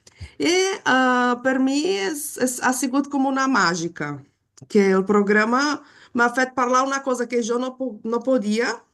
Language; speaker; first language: Catalan; non-native, fluent; Portuguese